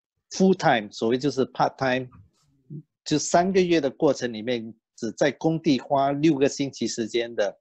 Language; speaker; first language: Chinese; native; Chinese